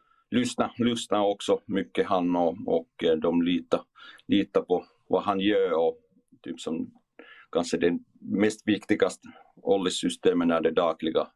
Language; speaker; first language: Swedish; non-native, fluent; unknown